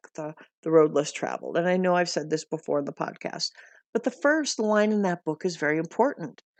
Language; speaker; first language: English; native; English